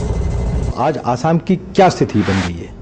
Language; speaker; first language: Hindi; native; Hindi